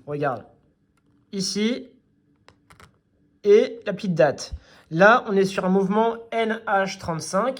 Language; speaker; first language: French; native; French